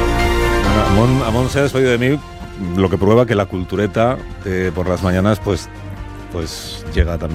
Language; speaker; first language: Spanish; native; Spanish